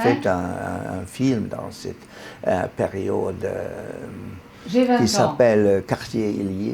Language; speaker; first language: French; non-native, learner; Hungarian